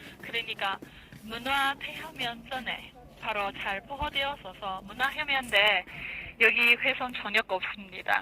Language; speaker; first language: Korean; non-native, fluent; Chinese